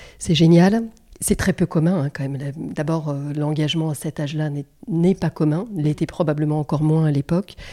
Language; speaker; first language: French; native; French